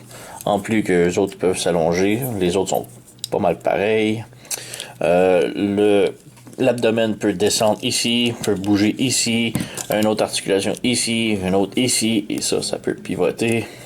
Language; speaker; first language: French; native; French